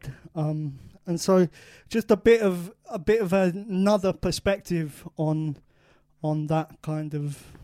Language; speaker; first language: English; native; English